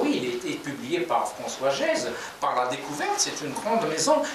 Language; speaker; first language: French; non-native, local second language; Kabyle